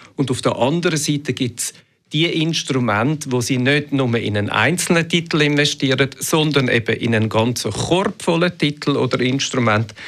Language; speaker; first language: German; native; German